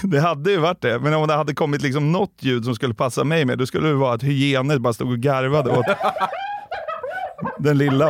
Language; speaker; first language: Swedish; native; Swedish